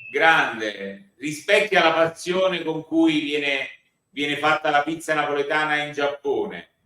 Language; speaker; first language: Italian; native; Italian